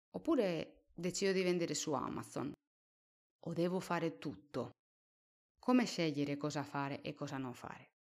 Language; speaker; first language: Italian; non-native, fluent; Spanish